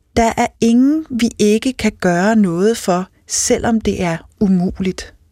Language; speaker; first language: Danish; native; Danish